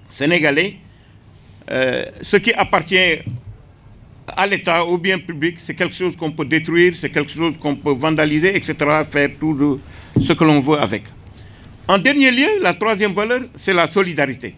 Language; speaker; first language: French; non-native, local second language; Wolof